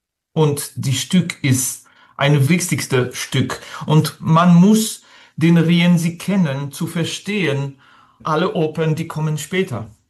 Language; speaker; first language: German; non-native, learner; French